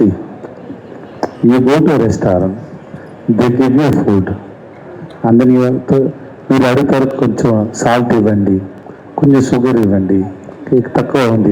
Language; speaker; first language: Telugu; non-native, learner; Tamil